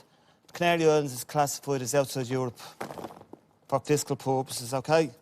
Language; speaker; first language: English; native; English